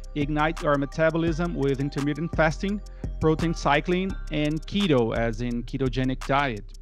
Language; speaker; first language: English; non-native, fluent; Portuguese